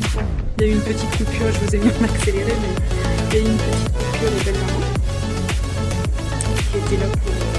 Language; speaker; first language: French; native; French